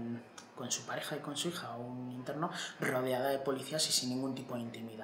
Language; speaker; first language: Spanish; native; Spanish